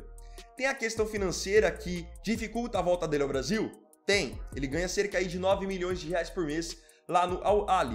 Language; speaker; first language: Portuguese; native; Portuguese